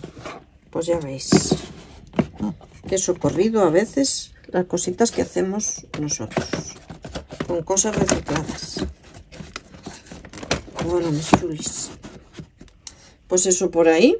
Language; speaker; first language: Spanish; native; Spanish